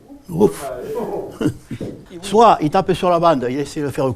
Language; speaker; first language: French; native; French